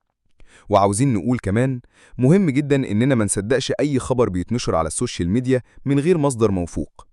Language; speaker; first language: Arabic; native; Arabic